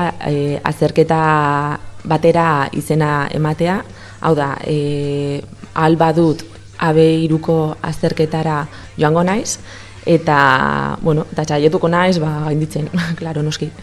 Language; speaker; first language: Basque; non-native, local second language; Spanish